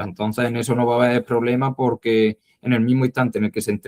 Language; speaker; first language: Spanish; native; Spanish